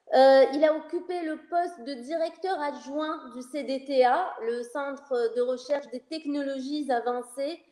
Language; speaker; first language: French; non-native, local second language; Arabic